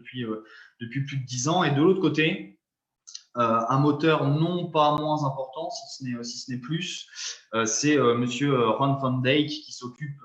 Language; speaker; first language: French; native; French